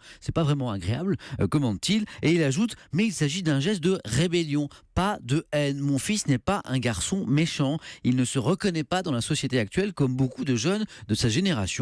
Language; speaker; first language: French; native; French